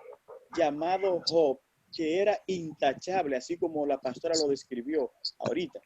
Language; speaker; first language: Spanish; native; Spanish